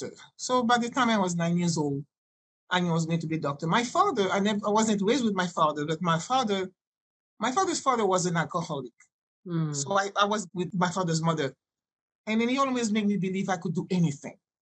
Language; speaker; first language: English; non-native, fluent; French